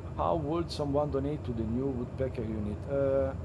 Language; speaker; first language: English; non-native, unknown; Italian